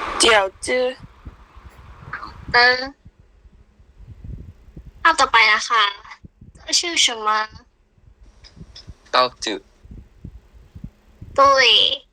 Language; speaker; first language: Chinese; non-native, learner; Thai